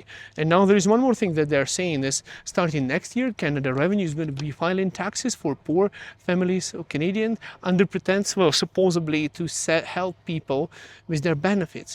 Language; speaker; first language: English; early bilingual, other home language; Russian